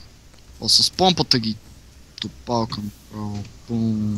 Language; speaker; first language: Bulgarian; native; Bulgarian